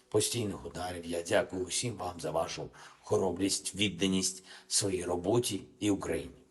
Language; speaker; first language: Ukrainian; native; Ukrainian